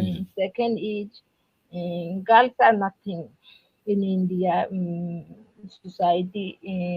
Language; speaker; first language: English; non-native, learner; Odia